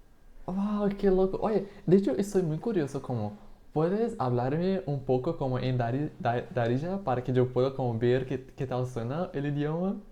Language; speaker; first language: Spanish; non-native, fluent; Portuguese